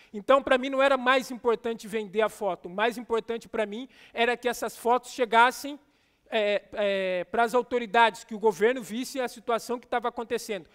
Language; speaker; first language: Portuguese; native; Portuguese